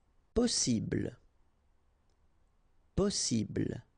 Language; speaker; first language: French; native; French